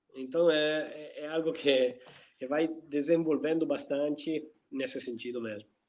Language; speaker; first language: Portuguese; non-native, fluent; Italian